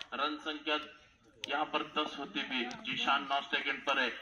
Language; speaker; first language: Hindi; non-native, local second language; Marathi